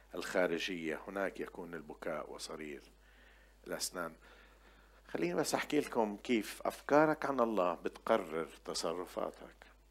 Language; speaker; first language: Arabic; non-native, local second language; Armenian